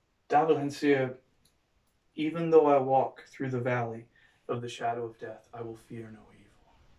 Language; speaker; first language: English; native; English